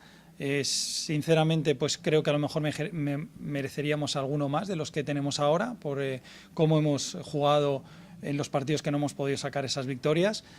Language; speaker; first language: Spanish; native; Spanish